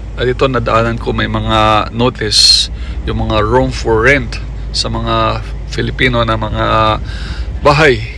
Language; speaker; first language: Filipino; non-native, local second language; Cebuano